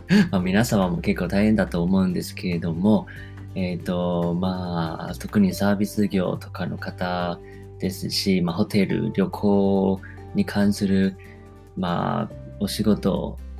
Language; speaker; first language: Japanese; non-native, fluent; Chinese